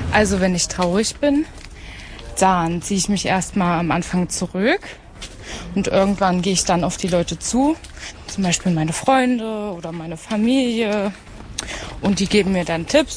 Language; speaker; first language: German; native; German